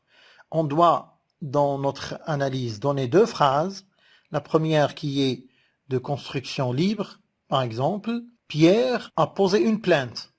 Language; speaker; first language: French; non-native, local second language; Arabic